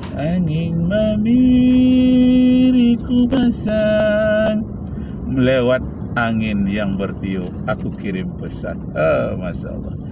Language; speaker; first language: Indonesian; native; Indonesian